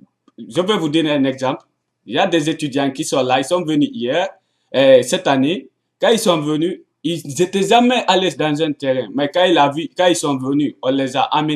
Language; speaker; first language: French; non-native, local second language; Arabic